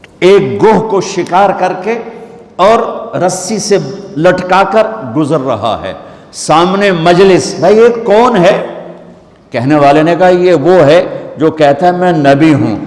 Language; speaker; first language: Urdu; non-native, local second language; Punjabi